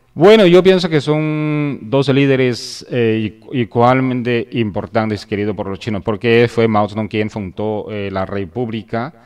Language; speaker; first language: Spanish; non-native, fluent; Chinese